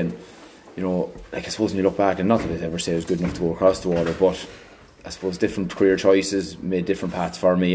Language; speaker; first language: English; native; English